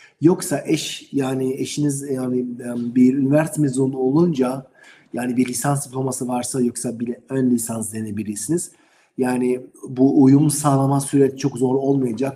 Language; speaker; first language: Turkish; non-native, learner; German